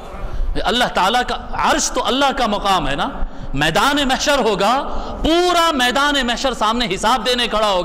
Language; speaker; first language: Urdu; native; Urdu